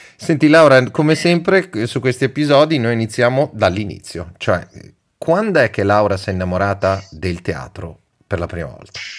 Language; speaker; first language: Italian; native; Italian